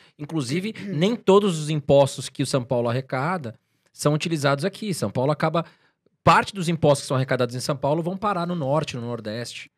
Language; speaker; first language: Portuguese; native; Portuguese